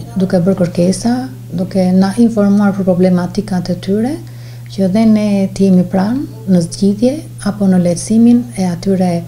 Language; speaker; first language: Albanian; native; Albanian